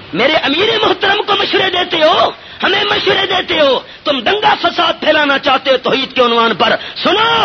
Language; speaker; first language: Urdu; non-native, local second language; Pashto